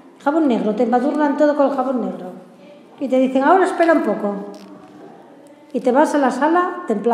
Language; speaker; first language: Spanish; native; Spanish